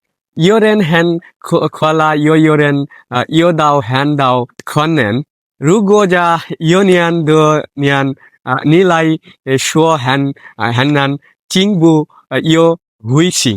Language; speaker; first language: Chinese; non-native, learner; Bangla